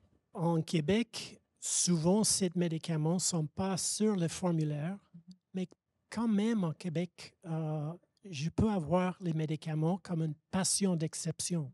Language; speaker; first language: French; non-native, fluent; English